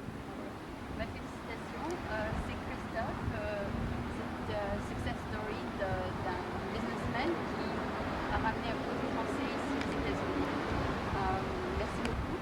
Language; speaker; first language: French; native; French